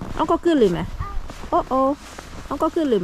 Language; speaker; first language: Finnish; non-native, learner; Thai